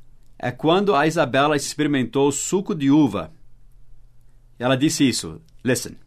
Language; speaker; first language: Portuguese; early bilingual, other home language; English